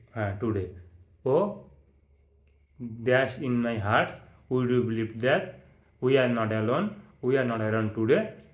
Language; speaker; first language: English; non-native, learner; Bangla